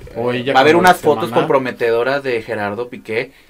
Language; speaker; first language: Spanish; native; Spanish